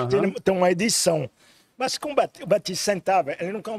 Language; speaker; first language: Portuguese; non-native, fluent; French